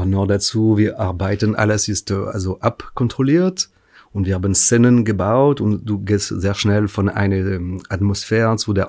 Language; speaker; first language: German; non-native, fluent; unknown